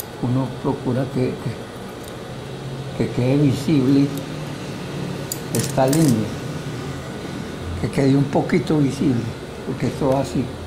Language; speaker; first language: Spanish; native; Spanish